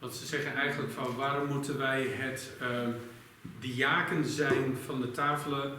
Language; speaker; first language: Dutch; native; Dutch